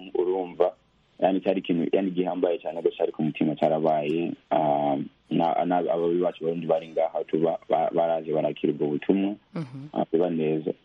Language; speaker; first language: Rundi; early bilingual, heritage; Rundi